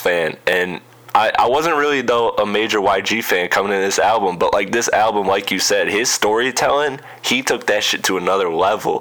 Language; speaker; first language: English; native; English